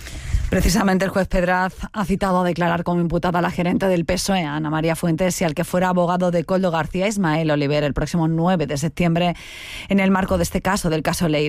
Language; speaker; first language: Spanish; native; Spanish